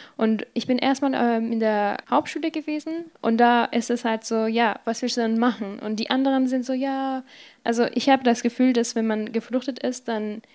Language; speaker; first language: German; non-native, fluent; Persian